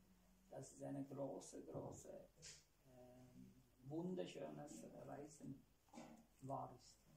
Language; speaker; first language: German; non-native, learner; Tamil